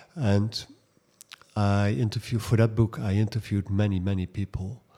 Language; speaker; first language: English; non-native, fluent; Dutch